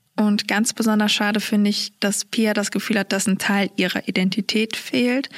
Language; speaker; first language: German; early bilingual, other home language; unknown